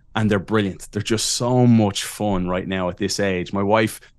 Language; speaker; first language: English; native; English